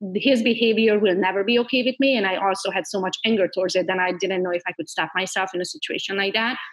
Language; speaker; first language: English; non-native, fluent; Hungarian